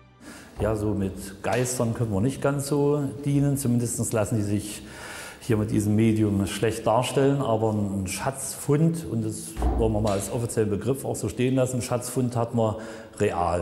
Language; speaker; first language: German; native; German